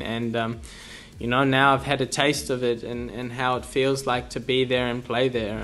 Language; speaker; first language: English; native; English